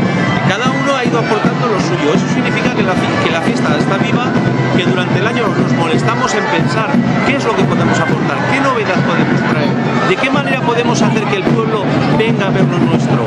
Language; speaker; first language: Spanish; native; Spanish